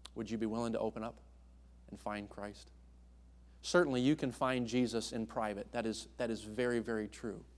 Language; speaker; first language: English; native; English